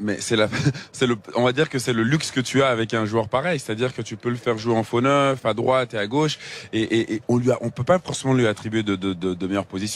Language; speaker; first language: French; native; French